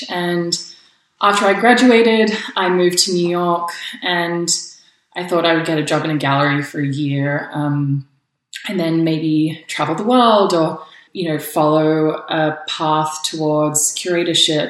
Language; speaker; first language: English; native; English